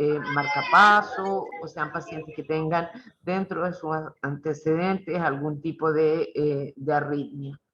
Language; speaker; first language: Spanish; native; Spanish